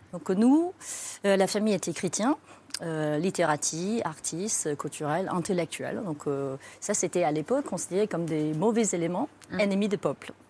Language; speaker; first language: French; non-native, fluent; Chinese